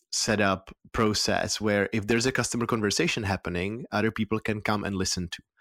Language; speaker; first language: English; non-native, fluent; Czech